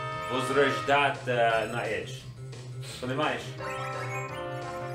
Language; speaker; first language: Russian; non-native, learner; English